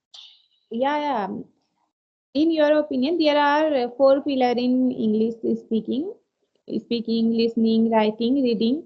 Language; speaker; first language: English; non-native, learner; Hindi